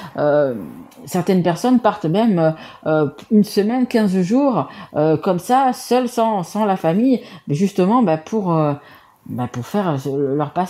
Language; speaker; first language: French; native; French